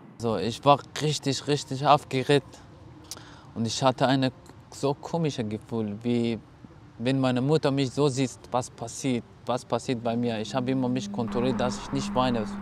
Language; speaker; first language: German; non-native, learner; Persian